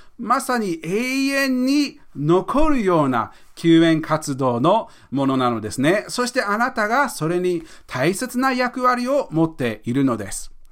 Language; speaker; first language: Japanese; non-native, fluent; English